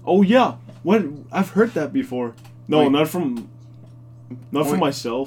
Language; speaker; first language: English; non-native, fluent; Danish